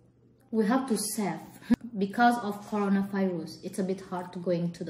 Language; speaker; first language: English; non-native, fluent; Indonesian